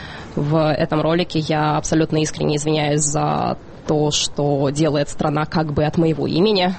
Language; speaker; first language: Russian; native; Russian